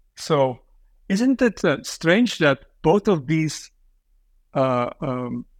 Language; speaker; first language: English; non-native, fluent; Dutch